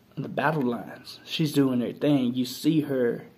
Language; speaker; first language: English; native; English